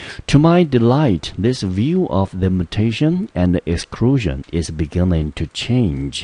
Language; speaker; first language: English; non-native, fluent; Chinese